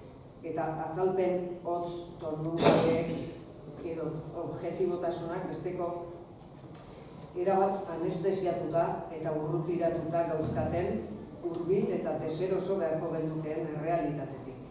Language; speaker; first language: Basque; native; Basque